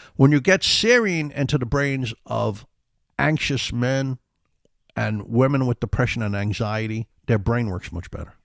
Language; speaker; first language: English; native; English